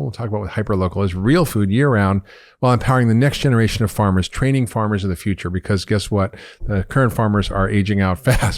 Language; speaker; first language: English; native; English